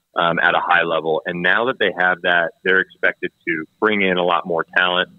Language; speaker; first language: English; native; English